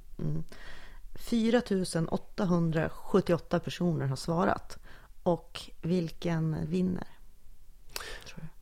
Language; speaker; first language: Swedish; native; Swedish